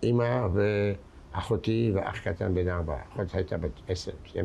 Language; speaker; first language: Hebrew; non-native, fluent; Yiddish